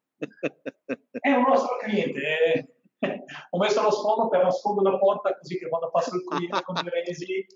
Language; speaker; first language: Italian; non-native, fluent; Dutch